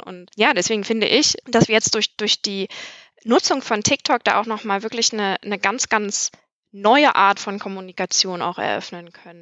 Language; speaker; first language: German; native; German